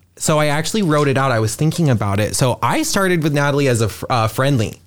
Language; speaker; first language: English; native; English